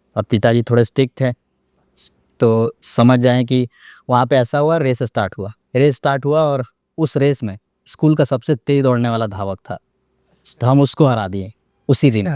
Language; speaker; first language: Hindi; native; Hindi